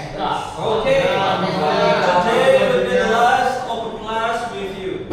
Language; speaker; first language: English; non-native, learner; Indonesian